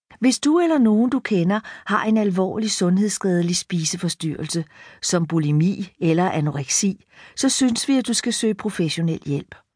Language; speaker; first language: Danish; native; Danish